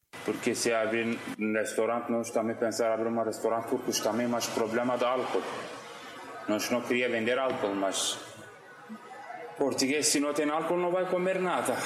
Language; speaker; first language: Portuguese; non-native, learner; Turkish